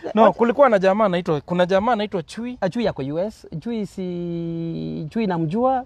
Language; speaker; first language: Swahili; non-native, local second language; Gusii